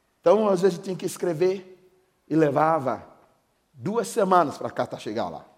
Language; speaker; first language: Portuguese; non-native, fluent; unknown